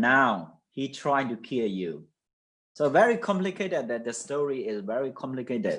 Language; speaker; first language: English; non-native, fluent; Mon